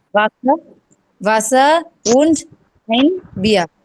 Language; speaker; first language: German; non-native, learner; Bangla